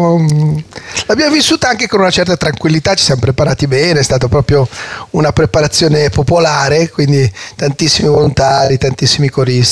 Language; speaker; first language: Italian; native; Italian